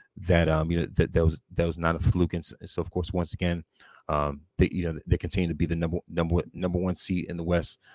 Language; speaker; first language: English; native; English